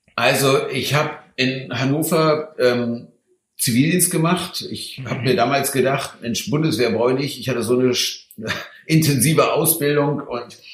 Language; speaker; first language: German; native; German